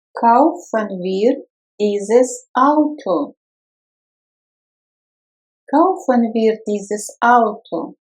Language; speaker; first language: German; non-native, fluent; Russian